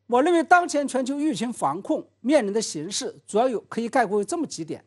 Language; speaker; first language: Chinese; native; Chinese